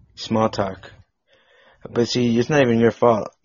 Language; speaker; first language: English; native; English